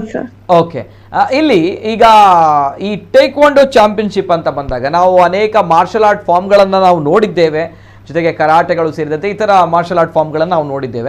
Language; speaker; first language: Kannada; native; Kannada